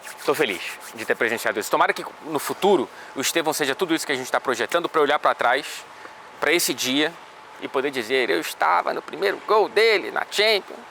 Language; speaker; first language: Portuguese; native; Portuguese